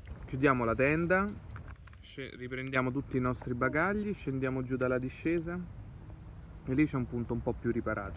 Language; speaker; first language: Italian; native; Italian